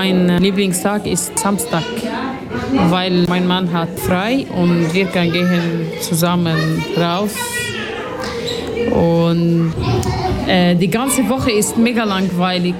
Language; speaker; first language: German; non-native, learner; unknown